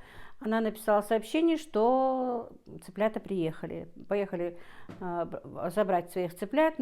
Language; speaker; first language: Russian; non-native, local second language; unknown